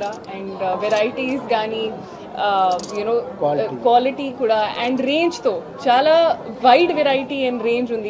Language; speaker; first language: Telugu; non-native, learner; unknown